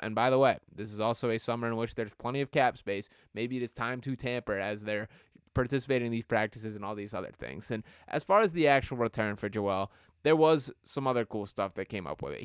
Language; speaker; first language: English; native; English